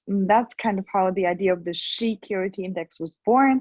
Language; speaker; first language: English; non-native, fluent; German